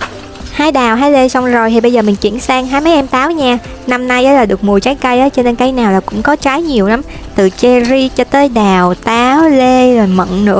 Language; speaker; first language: Vietnamese; native; Vietnamese